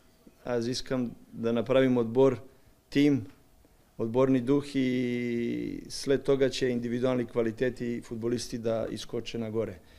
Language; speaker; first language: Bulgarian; non-native, learner; Serbian